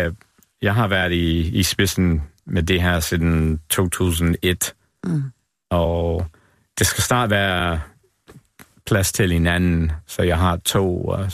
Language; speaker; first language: Danish; non-native, fluent; English